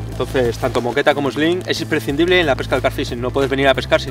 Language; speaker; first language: Spanish; native; Spanish